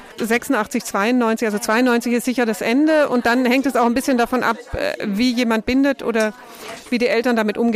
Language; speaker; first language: German; native; German